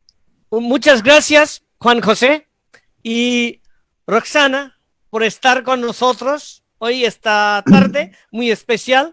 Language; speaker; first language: Spanish; non-native, fluent; Bangla